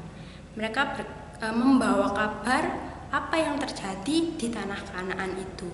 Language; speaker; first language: Indonesian; native; Indonesian